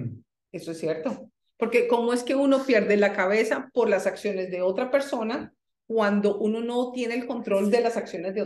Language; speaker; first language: Spanish; native; Spanish